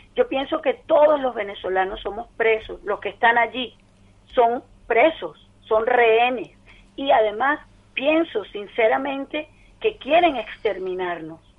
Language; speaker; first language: Spanish; native; Spanish